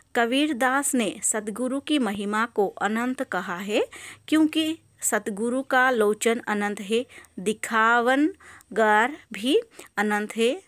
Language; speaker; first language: Hindi; non-native, local second language; Assamese